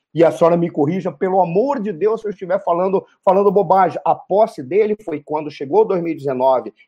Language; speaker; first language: Portuguese; native; Portuguese